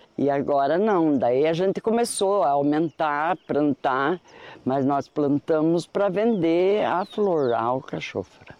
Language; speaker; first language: Portuguese; native; Portuguese